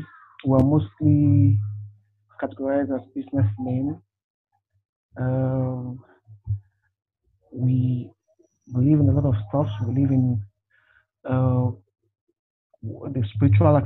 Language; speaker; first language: English; non-native, local second language; Igbo